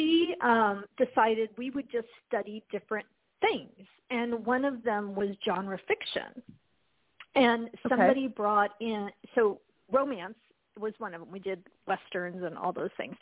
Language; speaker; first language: English; native; English